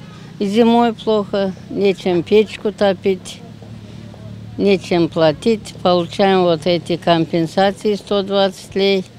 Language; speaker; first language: Russian; non-native, local second language; Romanian